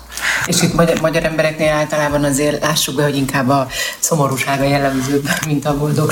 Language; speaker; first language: Hungarian; native; Hungarian